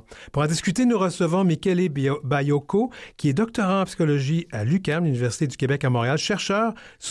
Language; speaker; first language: French; native; French